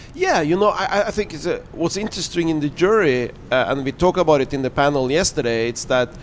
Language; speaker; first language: English; non-native, fluent; Norwegian